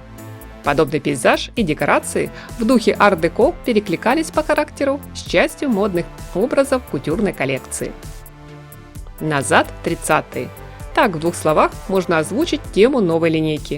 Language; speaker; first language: Russian; native; Russian